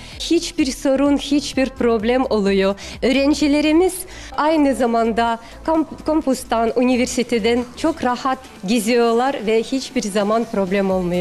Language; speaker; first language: Turkish; non-native, fluent; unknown